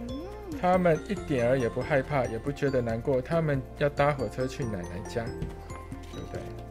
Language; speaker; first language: Chinese; native; Chinese